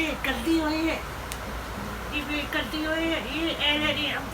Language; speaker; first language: Hindi; non-native, learner; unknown